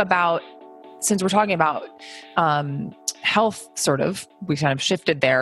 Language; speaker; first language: English; native; English